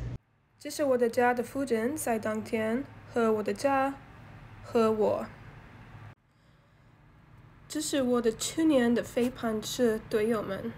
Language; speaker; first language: Chinese; non-native, learner; English